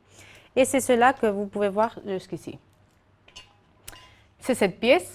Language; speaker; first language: French; non-native, fluent; Spanish